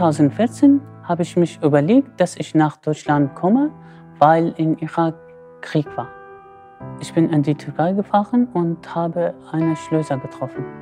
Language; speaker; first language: German; non-native, fluent; Kurdish